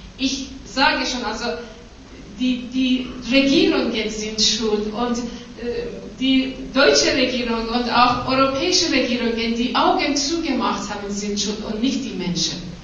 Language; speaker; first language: German; non-native, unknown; Persian